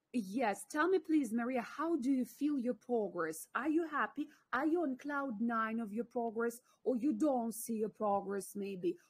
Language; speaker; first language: English; non-native, fluent; Ukrainian